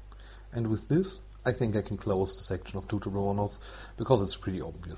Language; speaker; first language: English; non-native, fluent; German